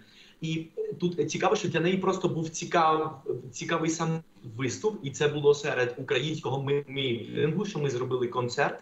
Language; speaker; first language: Ukrainian; non-native, fluent; Spanish